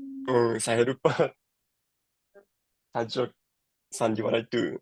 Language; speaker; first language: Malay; non-native, learner; Japanese